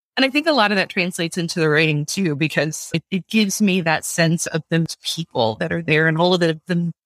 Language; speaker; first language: English; native; English